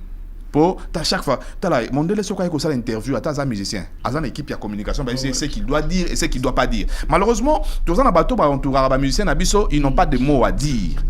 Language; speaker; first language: French; non-native, local second language; Lingala